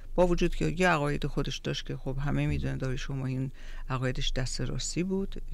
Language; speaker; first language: Persian; native; Persian